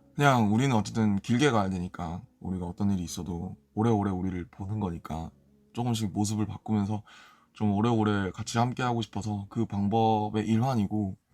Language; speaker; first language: Korean; native; Korean